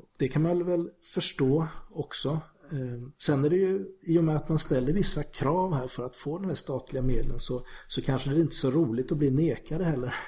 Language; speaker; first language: Swedish; native; Swedish